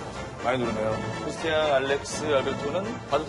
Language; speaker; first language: Korean; native; Korean